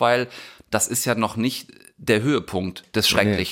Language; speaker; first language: German; native; German